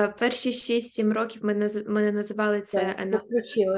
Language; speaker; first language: Ukrainian; native; Ukrainian